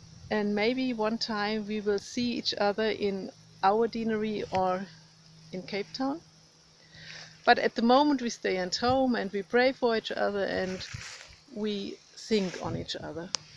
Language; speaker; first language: English; non-native, fluent; German